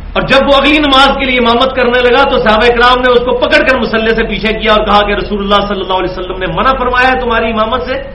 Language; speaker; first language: Urdu; non-native, local second language; Punjabi